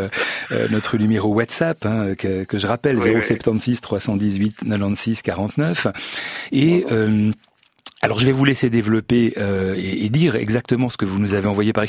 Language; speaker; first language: French; native; French